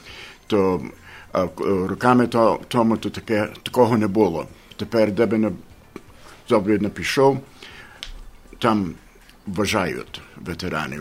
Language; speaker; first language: Ukrainian; early bilingual, heritage; Ukrainian